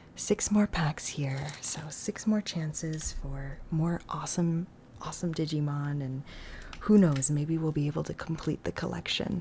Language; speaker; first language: English; native; English